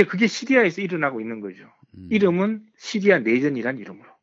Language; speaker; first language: Korean; native; Korean